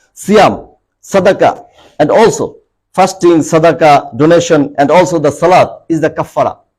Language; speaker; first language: English; non-native, local second language; Bangla